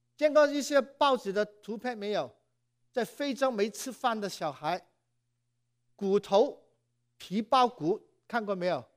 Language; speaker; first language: Chinese; non-native, local second language; Cantonese